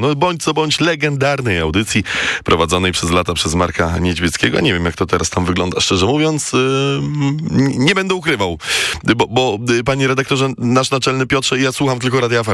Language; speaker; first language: Polish; native; Polish